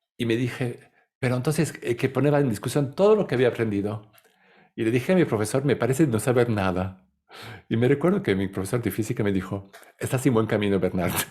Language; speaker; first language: Spanish; non-native, fluent; Italian